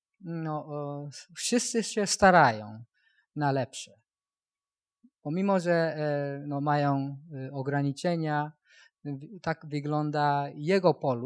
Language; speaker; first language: Polish; non-native, learner; Japanese